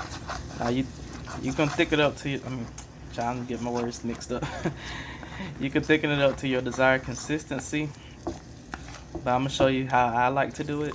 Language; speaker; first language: English; native; English